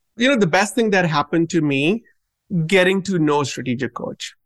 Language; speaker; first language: English; non-native, local second language; Punjabi